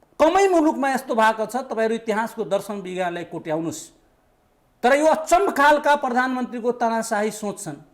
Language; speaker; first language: Nepali; non-native, local second language; Maithili